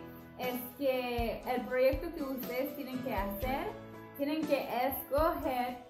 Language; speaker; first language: Spanish; non-native, fluent; English